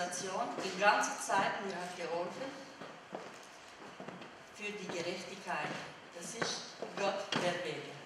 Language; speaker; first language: German; non-native, learner; Albanian